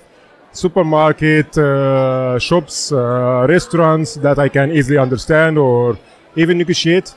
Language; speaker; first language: English; non-native, fluent; Arabic